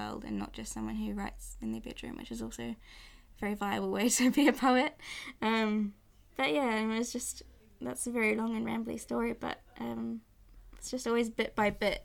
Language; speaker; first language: English; native; English